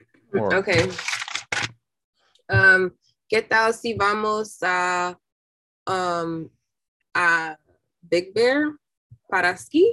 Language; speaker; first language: Spanish; non-native, learner; English